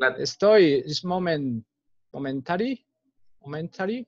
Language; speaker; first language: English; non-native, fluent; Spanish